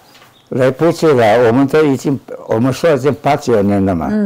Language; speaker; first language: Chinese; non-native, local second language; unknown